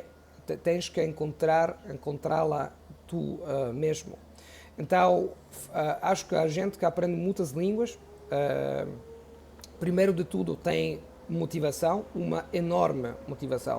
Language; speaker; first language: Portuguese; non-native, fluent; Italian